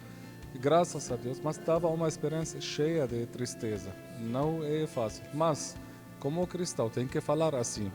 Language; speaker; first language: Portuguese; non-native, fluent; Arabic